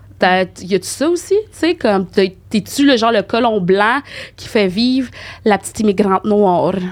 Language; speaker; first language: French; native; French